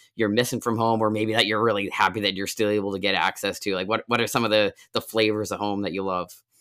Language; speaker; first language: English; native; English